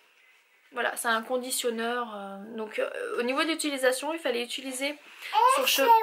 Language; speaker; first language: French; native; French